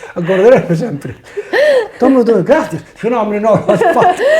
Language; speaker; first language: Spanish; non-native, local second language; Galician